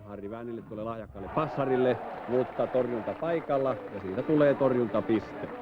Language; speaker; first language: Finnish; native; Finnish